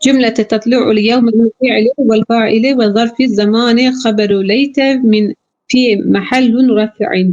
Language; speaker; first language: Arabic; non-native, learner; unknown